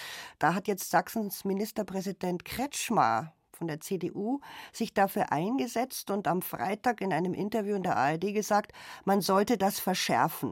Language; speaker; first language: German; native; German